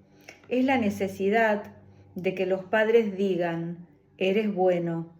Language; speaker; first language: Spanish; native; Spanish